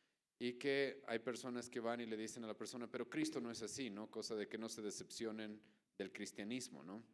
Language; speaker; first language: Spanish; native; Spanish